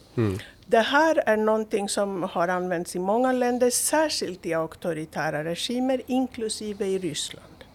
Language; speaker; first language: Swedish; non-native, fluent; Greek